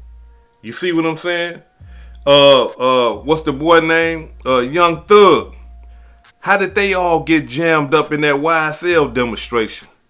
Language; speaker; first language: English; native; English